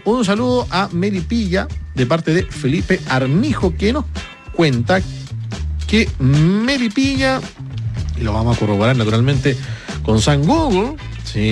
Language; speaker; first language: Spanish; native; Spanish